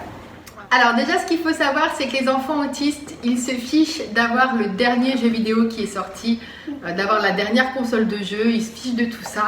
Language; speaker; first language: French; native; French